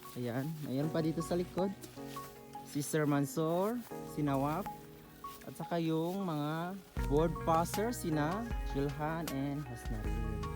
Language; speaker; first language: Filipino; non-native, local second language; Maguindanaon